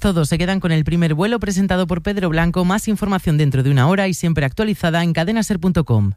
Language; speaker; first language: Spanish; native; Spanish